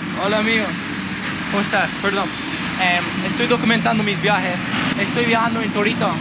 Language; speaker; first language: Spanish; non-native, learner; English